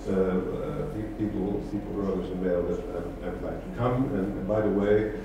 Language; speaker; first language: English; non-native, fluent; Dutch